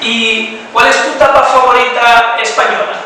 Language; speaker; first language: Spanish; native; Spanish